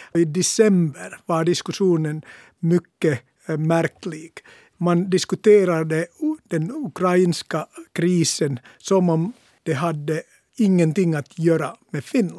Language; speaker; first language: Swedish; non-native, local second language; Finnish